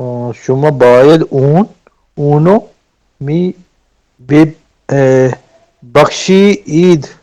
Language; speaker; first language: Persian; non-native, learner; Urdu